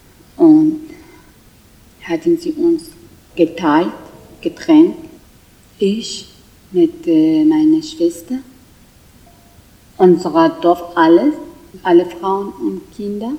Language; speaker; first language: German; non-native, learner; Kurdish